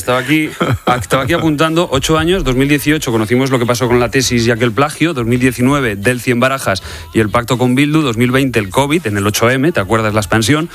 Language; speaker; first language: Spanish; native; Spanish